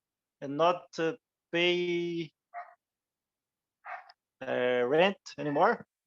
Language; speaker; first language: English; non-native, learner; Portuguese